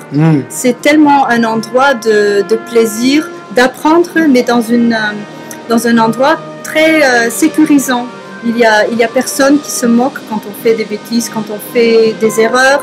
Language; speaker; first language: French; non-native, fluent; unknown